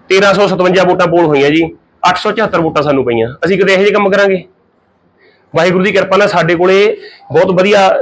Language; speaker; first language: Punjabi; native; Punjabi